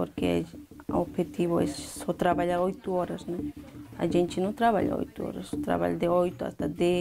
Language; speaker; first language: Portuguese; non-native, learner; Spanish